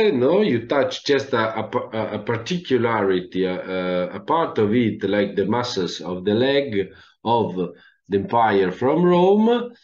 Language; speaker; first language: English; non-native, fluent; Italian